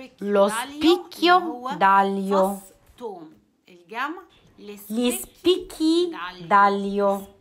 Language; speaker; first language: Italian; non-native, fluent; Arabic